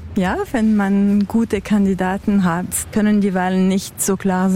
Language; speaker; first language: German; non-native, local second language; French